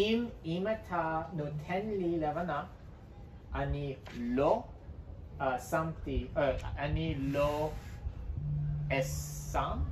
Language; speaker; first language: Hebrew; non-native, learner; English